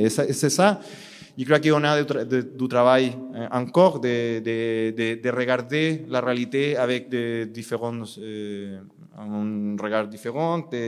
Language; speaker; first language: French; non-native, learner; Spanish